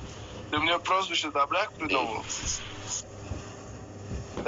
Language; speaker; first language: Russian; native; Russian